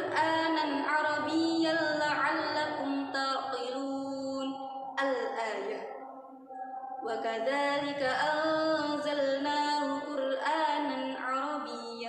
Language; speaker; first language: Arabic; non-native, fluent; Indonesian